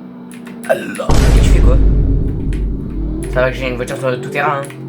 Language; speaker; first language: French; native; French